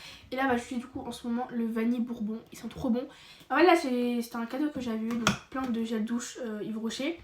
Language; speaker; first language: French; native; French